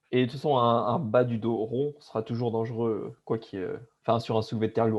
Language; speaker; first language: French; native; French